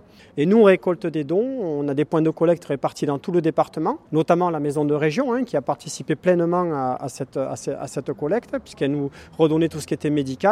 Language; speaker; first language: French; native; French